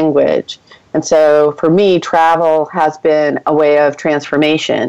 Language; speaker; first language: English; native; English